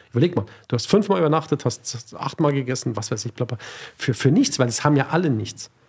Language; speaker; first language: German; native; German